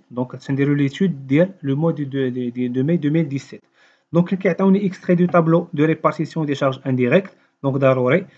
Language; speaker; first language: French; non-native, local second language; Arabic